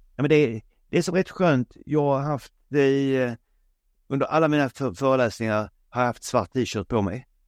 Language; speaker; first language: Swedish; native; Swedish